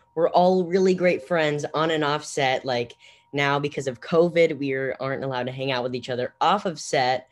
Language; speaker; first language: English; native; English